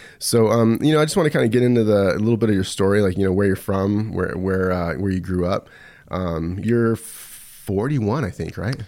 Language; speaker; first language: English; early bilingual, other home language; Spanish